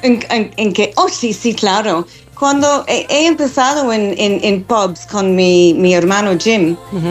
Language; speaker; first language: Spanish; non-native, fluent; English